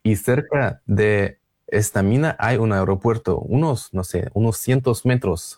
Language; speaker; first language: Spanish; non-native, fluent; Russian